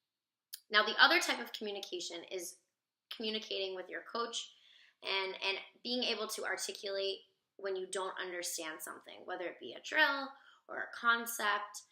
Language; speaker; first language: English; native; English